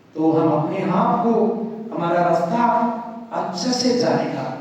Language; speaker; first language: Hindi; non-native, local second language; Telugu